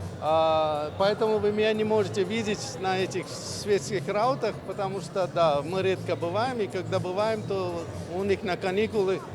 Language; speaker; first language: Russian; non-native, fluent; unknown